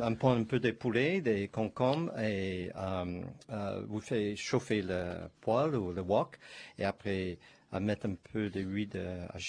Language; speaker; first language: French; non-native, learner; Chinese